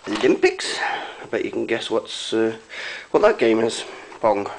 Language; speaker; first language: English; native; English